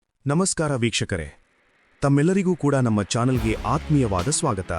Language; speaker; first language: Kannada; native; Kannada